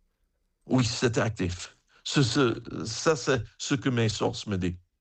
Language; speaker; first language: French; non-native, fluent; English